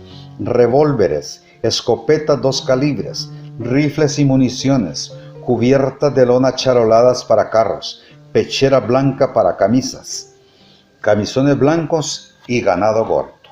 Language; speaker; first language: Spanish; native; Spanish